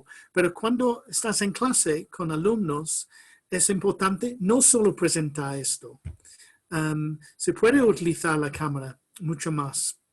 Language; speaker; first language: Spanish; non-native, fluent; English